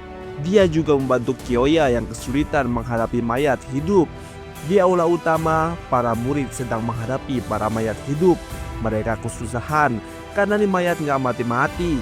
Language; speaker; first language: Indonesian; native; Indonesian